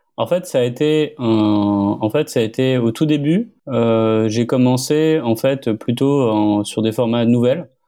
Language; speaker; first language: French; early bilingual, other home language; Arabic